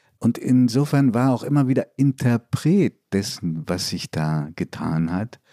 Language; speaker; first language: German; early bilingual, other home language; Italian